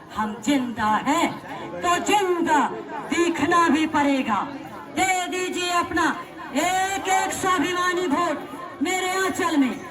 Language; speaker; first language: Hindi; native; Hindi